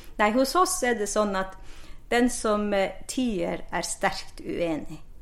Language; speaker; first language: Norwegian; non-native, local second language; Northern Sami